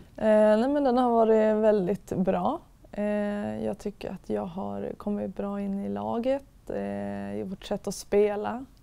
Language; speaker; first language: Swedish; native; Swedish